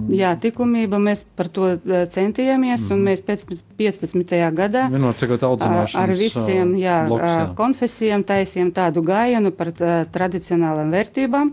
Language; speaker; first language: Latvian; non-native, local second language; Russian